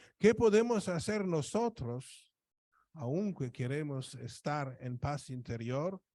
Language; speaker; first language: Spanish; non-native, fluent; Polish